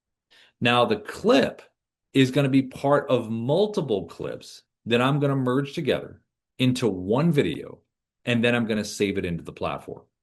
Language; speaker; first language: English; native; English